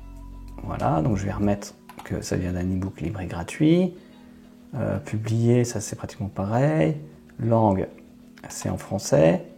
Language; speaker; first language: French; native; French